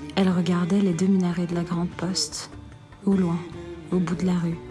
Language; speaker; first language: French; non-native, local second language; Arabic